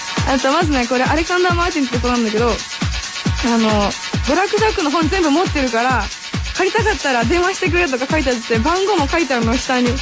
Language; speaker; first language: Japanese; early bilingual, heritage; Japanese